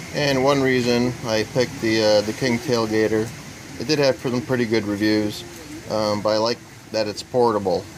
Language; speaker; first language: English; native; English